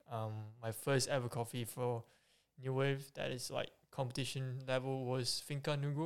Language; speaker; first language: English; non-native, local second language; Chinese